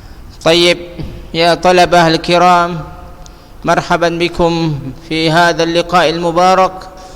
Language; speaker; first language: Arabic; non-native, fluent; Indonesian